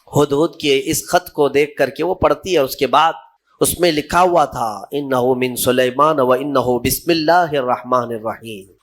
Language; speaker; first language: Urdu; native; Urdu